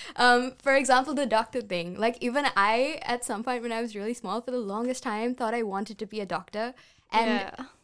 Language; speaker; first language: English; non-native, local second language; Sinhala